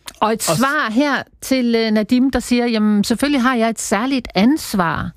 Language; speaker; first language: Danish; native; Danish